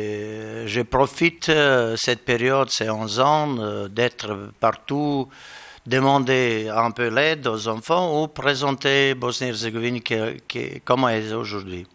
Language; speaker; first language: French; non-native, learner; Bosnian